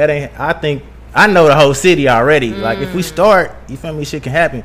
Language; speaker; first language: English; native; English